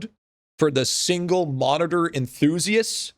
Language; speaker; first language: English; native; English